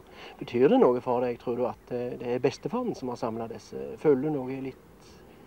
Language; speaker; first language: Norwegian; native; Norwegian